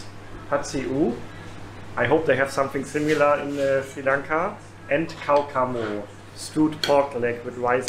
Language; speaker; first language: English; non-native, fluent; German